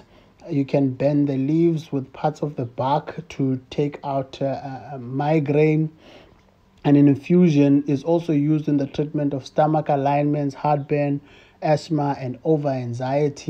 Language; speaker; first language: English; non-native, local second language; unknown